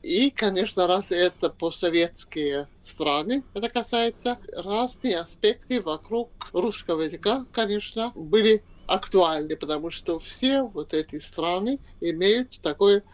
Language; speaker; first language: Russian; non-native, fluent; Swedish